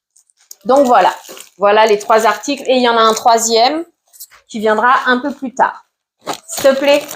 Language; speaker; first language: French; native; French